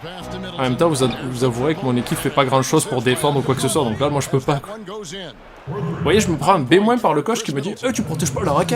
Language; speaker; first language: French; native; French